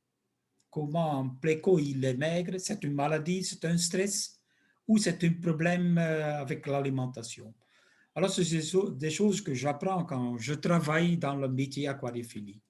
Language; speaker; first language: French; non-native, local second language; Dutch